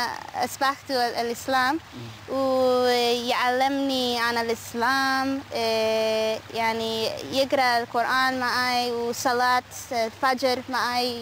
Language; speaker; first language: Arabic; non-native, learner; English